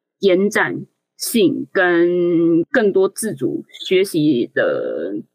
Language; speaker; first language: Chinese; native; Chinese